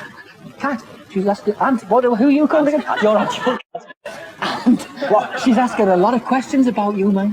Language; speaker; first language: English; native; English